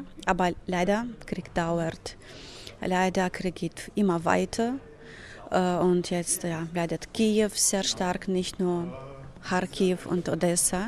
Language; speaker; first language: German; non-native, fluent; Ukrainian